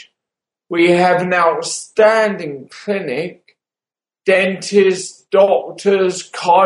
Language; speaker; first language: English; native; English